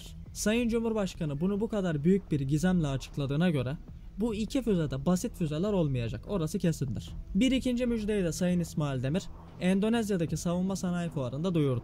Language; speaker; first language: Turkish; native; Turkish